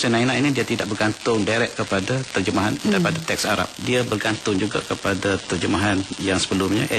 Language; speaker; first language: Malay; native; Malay